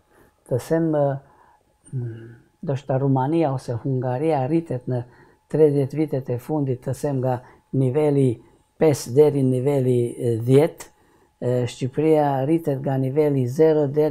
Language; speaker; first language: Albanian; non-native, learner; Hungarian